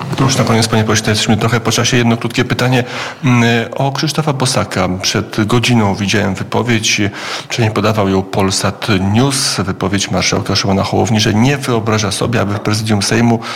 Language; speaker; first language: Polish; native; Polish